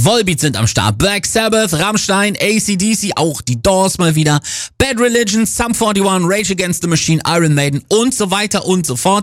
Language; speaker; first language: German; native; German